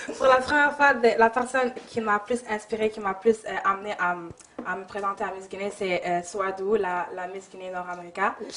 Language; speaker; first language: French; early bilingual, other home language; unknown